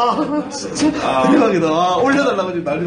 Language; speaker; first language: Korean; native; Korean